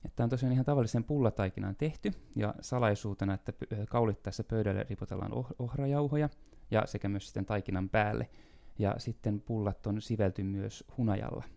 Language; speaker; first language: Finnish; native; Finnish